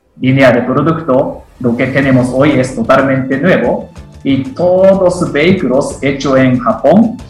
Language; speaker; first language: Spanish; non-native, fluent; Japanese